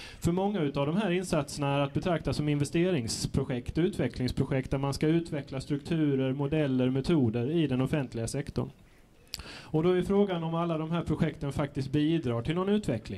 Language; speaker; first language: Swedish; native; Swedish